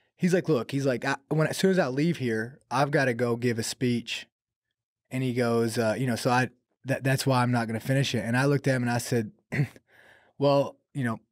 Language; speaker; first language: English; native; English